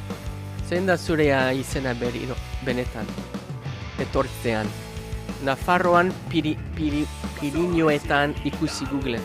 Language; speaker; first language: Basque; non-native, learner; English